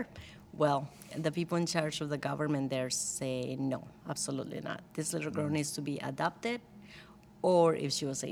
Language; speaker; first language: English; non-native, fluent; Spanish